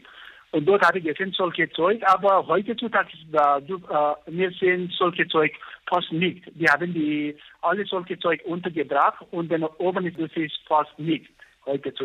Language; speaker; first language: German; non-native, learner; Nepali